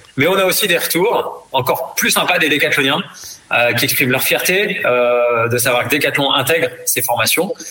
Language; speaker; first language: French; native; French